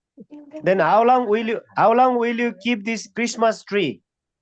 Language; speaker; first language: English; non-native, learner; Nepali